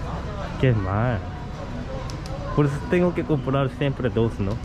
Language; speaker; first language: Spanish; non-native, learner; Korean